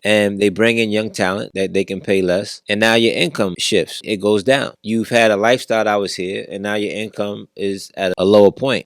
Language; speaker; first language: English; native; English